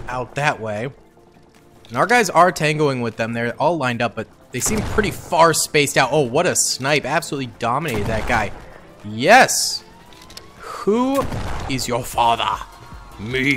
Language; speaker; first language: English; native; English